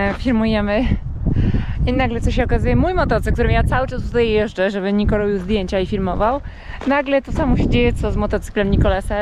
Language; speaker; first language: Polish; native; Polish